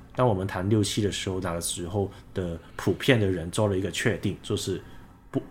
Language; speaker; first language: Chinese; non-native, local second language; Cantonese